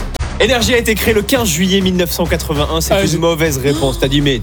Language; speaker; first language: French; native; French